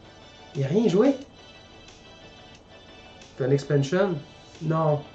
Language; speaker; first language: French; native; French